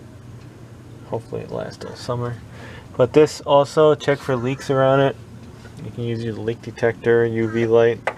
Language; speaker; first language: English; native; English